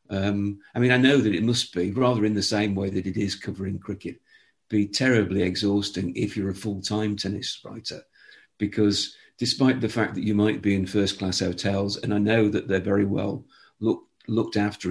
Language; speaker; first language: English; native; English